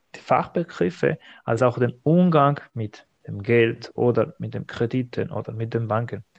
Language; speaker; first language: German; non-native, fluent; Spanish